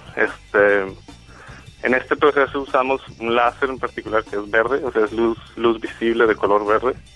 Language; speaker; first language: Spanish; native; Spanish